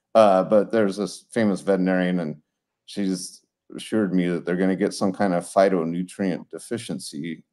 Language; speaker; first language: English; native; English